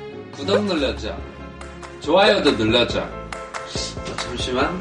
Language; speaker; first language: Korean; native; Korean